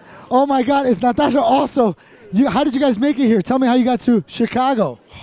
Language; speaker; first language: English; early bilingual, other home language; Russian